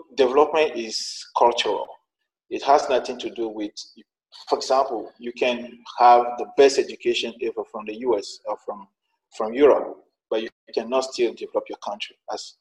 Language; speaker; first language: English; non-native, fluent; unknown